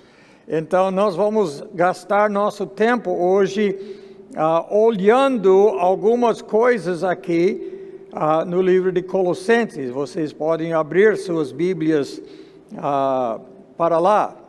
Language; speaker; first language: Portuguese; non-native, fluent; English